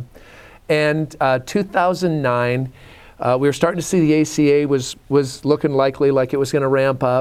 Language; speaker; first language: English; native; English